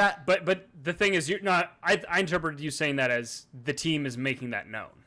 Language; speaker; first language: English; native; English